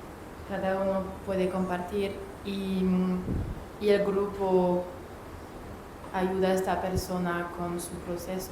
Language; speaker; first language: Spanish; non-native, learner; French